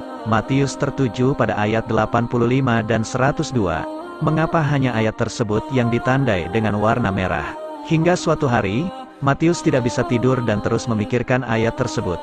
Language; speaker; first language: Indonesian; native; Indonesian